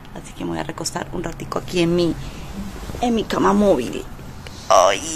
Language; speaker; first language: Spanish; native; Spanish